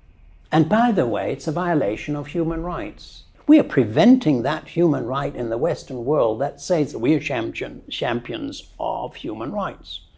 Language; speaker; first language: English; non-native, fluent; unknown